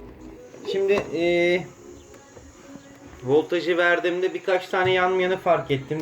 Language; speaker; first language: Turkish; native; Turkish